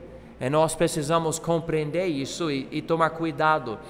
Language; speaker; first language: Portuguese; non-native, fluent; English